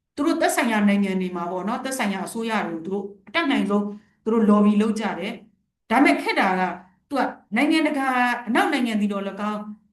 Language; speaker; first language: Burmese; non-native, local second language; Shwe Palaung